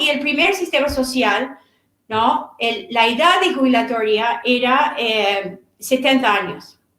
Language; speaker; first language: Spanish; non-native, fluent; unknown